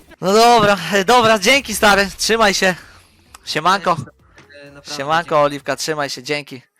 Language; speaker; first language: Polish; native; Polish